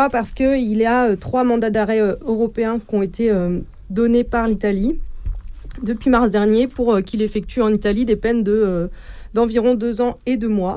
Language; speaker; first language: French; native; French